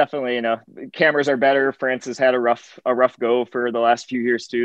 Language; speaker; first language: English; native; English